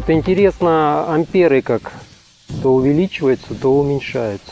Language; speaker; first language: Russian; native; Russian